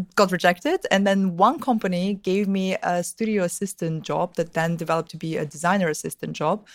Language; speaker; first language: English; early bilingual, other home language; Russian